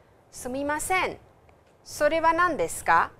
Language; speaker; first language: Japanese; non-native, fluent; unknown